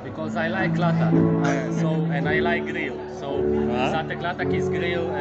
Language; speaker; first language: English; non-native, fluent; Ukrainian